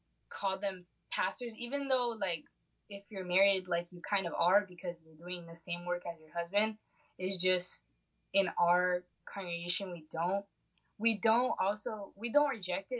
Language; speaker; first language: English; early bilingual, other home language; Portuguese